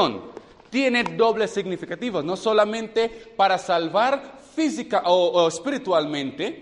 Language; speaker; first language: Spanish; non-native, fluent; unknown